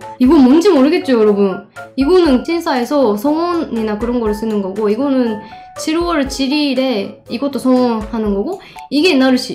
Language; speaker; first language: Korean; non-native, fluent; Japanese